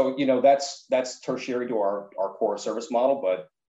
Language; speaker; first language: English; native; English